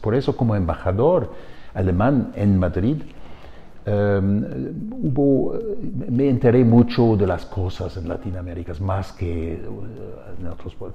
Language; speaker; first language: Spanish; non-native, fluent; German